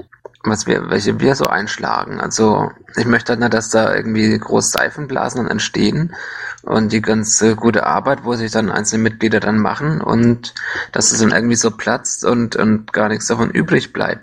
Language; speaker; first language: German; native; German